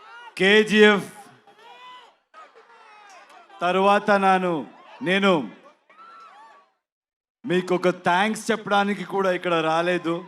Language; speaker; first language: Telugu; non-native, learner; Kannada